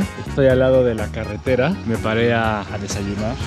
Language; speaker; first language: Spanish; native; Spanish